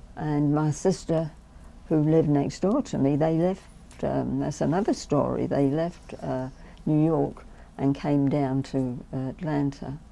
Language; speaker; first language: English; native; English